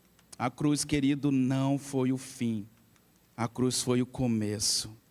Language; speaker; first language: Portuguese; native; Portuguese